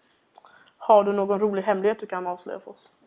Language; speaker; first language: Swedish; native; Swedish